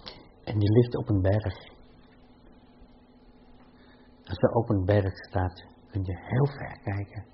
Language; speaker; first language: Dutch; non-native, fluent; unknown